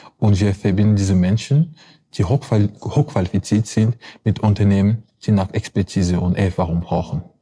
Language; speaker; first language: German; non-native, fluent; French